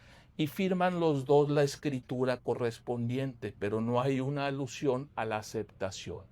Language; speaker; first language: Spanish; native; Spanish